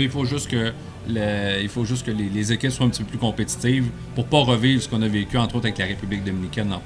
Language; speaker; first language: French; native; French